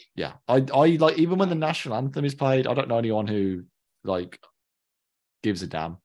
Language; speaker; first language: English; native; English